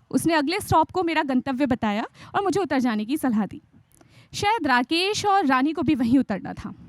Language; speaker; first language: Hindi; native; Hindi